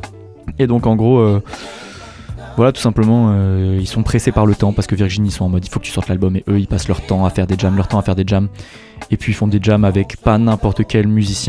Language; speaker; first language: French; native; French